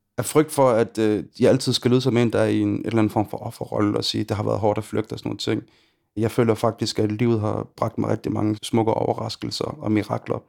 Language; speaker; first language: Danish; early bilingual, other home language; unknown